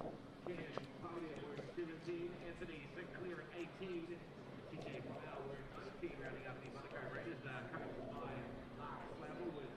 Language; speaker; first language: English; native; English